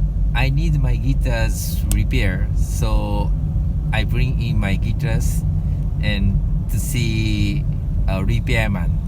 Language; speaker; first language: English; non-native, learner; Japanese